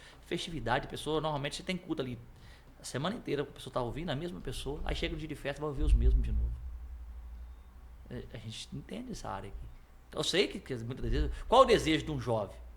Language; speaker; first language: Portuguese; native; Portuguese